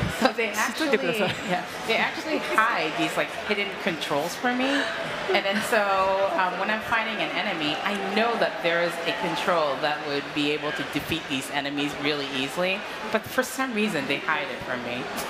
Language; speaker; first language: English; non-native, fluent; Japanese